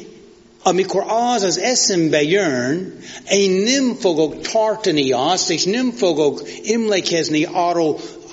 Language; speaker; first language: Hungarian; non-native, fluent; English